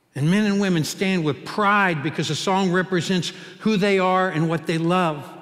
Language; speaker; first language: English; native; English